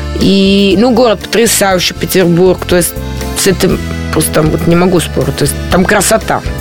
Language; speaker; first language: Russian; non-native, fluent; Italian